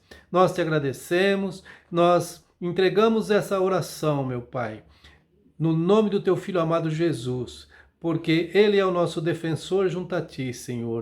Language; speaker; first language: Portuguese; native; Portuguese